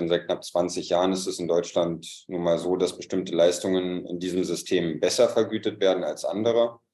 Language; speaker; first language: German; native; German